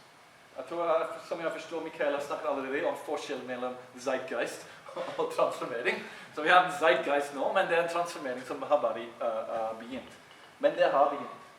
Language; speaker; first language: Norwegian; non-native, fluent; English